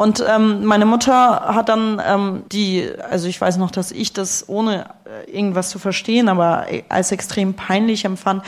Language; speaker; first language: German; early bilingual, other home language; Russian